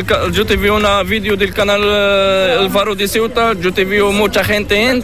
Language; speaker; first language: Spanish; non-native, learner; Arabic